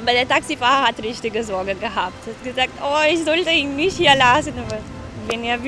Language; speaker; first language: German; non-native, fluent; Portuguese